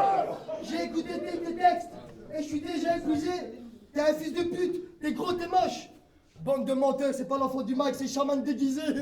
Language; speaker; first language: French; native; French